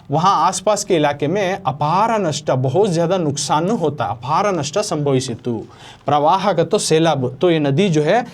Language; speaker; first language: Hindi; non-native, local second language; Kannada